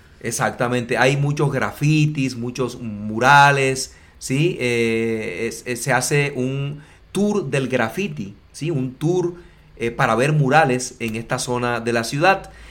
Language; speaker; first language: Spanish; native; Spanish